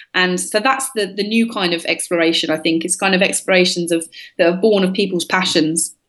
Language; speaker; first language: English; native; English